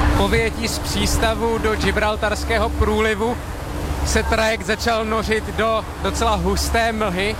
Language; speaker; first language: Czech; native; Czech